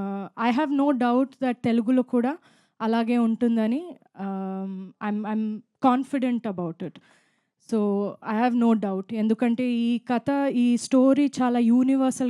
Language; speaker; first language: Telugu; non-native, fluent; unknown